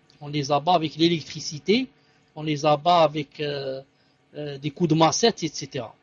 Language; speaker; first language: French; non-native, local second language; Arabic